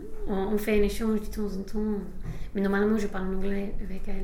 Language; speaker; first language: French; non-native, fluent; English